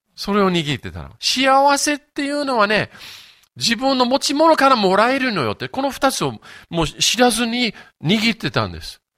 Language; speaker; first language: Japanese; non-native, fluent; English